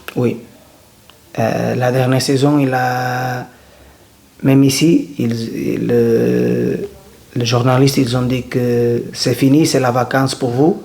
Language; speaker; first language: French; non-native, learner; Portuguese